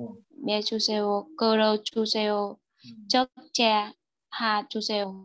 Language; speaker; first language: Korean; non-native, learner; Vietnamese